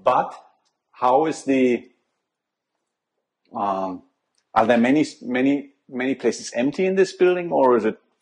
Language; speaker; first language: English; non-native, fluent; German